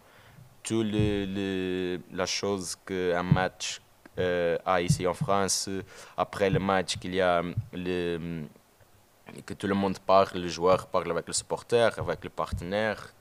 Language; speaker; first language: French; non-native, learner; Portuguese